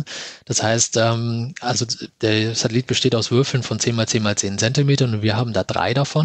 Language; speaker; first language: German; native; German